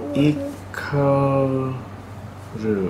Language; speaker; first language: Japanese; non-native, learner; English